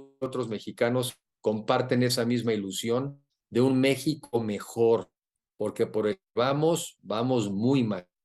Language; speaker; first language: Spanish; native; Spanish